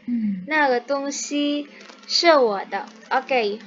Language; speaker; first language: Chinese; non-native, fluent; Indonesian